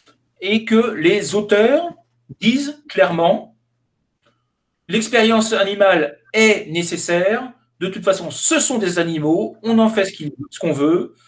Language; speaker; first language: French; native; French